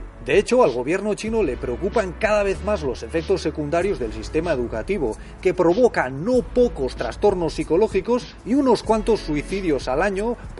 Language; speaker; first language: Spanish; native; Spanish